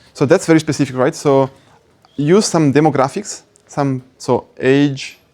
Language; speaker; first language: English; non-native, fluent; Italian